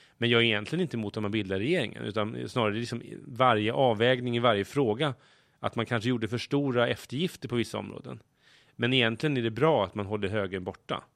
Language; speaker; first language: Swedish; native; Swedish